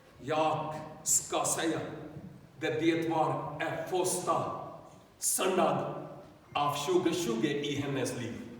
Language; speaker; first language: Swedish; non-native, learner; Urdu